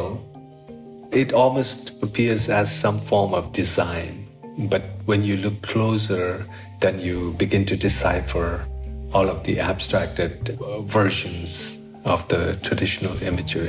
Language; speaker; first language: English; non-native, local second language; Sherpa